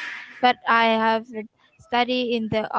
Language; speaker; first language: English; non-native, learner; Vietnamese